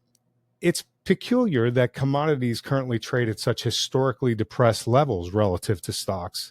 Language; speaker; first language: English; native; English